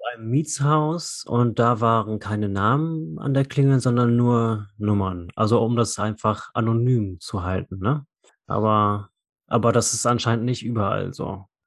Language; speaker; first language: German; native; German